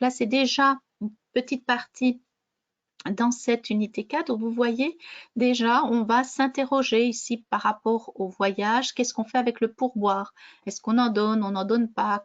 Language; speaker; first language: French; native; French